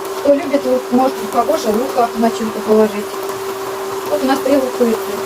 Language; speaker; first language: Russian; non-native, local second language; Bashkir